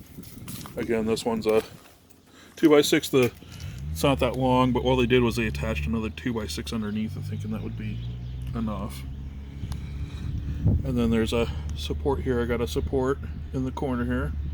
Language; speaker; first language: English; native; English